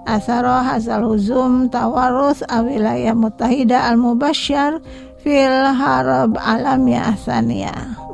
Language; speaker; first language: Arabic; non-native, fluent; Indonesian